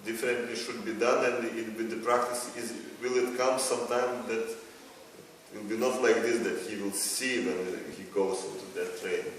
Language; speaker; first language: English; non-native, fluent; Lithuanian